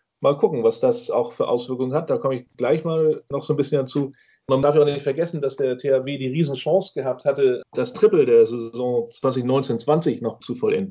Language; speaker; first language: German; native; German